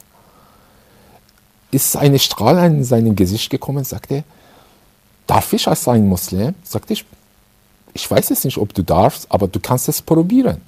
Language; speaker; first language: German; non-native, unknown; Persian